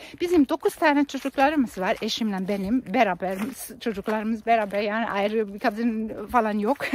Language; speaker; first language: Turkish; non-native, fluent; German